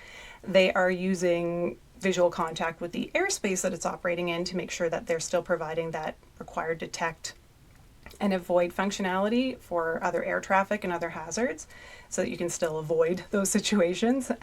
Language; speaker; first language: English; native; English